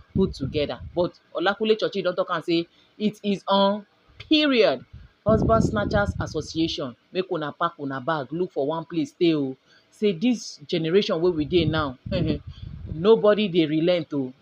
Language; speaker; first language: Nigerian Pidgin; native; Nigerian Pidgin